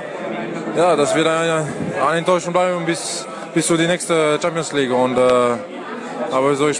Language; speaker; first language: German; non-native, fluent; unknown